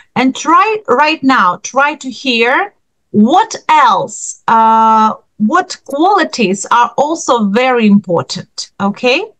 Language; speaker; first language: English; non-native, fluent; Ukrainian